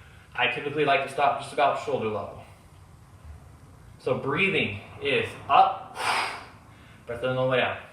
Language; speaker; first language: English; native; English